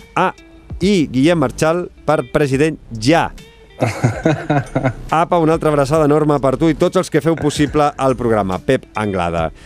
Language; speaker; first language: Catalan; native; Catalan